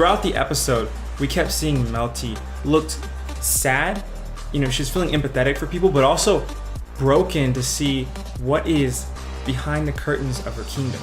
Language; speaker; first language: English; native; English